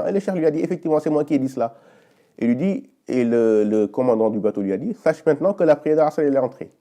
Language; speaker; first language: French; native; French